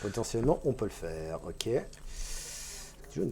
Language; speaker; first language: French; native; French